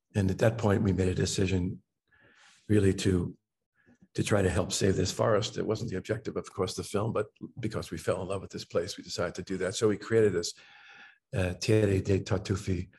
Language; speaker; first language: English; native; English